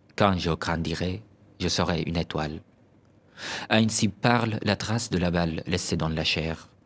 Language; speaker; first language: French; non-native, fluent; Arabic